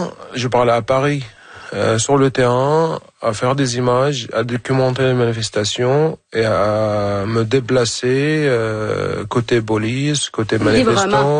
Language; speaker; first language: French; non-native, fluent; Arabic